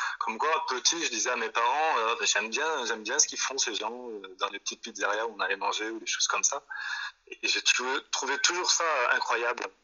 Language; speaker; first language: French; native; French